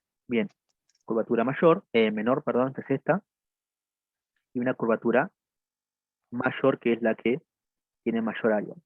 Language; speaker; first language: Spanish; native; Spanish